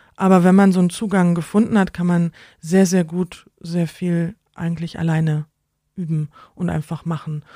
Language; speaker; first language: German; native; German